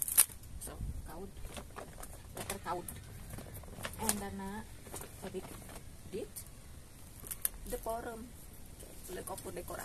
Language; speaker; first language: Dutch; non-native, learner; Indonesian